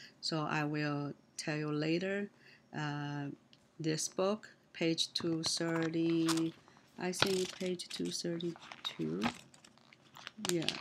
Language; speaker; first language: English; non-native, learner; Chinese